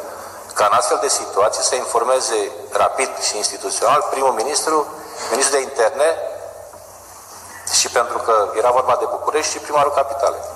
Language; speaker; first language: Romanian; native; Romanian